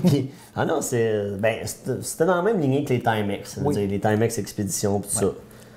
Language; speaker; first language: French; native; French